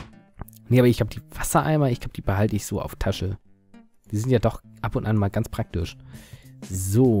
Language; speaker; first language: German; native; German